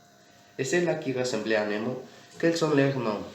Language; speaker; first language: French; non-native, learner; Spanish